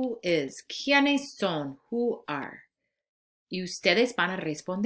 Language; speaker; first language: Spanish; non-native, fluent; English